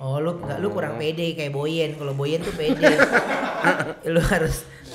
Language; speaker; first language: Indonesian; native; Indonesian